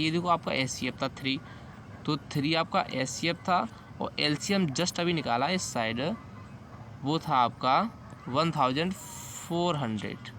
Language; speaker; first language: Hindi; native; Hindi